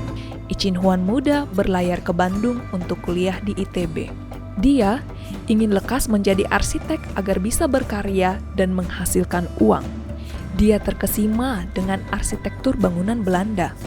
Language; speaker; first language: Indonesian; native; Indonesian